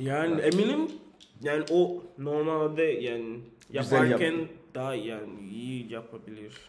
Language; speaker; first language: Turkish; non-native, learner; English